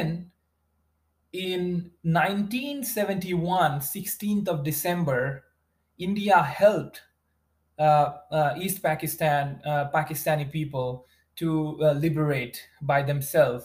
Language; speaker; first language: English; non-native, local second language; Bangla